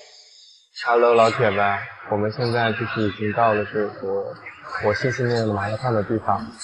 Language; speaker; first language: Chinese; native; Chinese